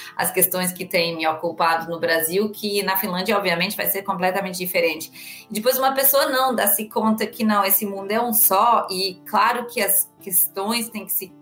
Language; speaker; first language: Portuguese; non-native, fluent; German